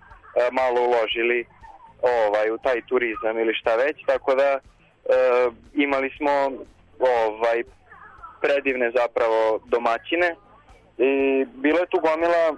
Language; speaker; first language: Serbian; native; Serbian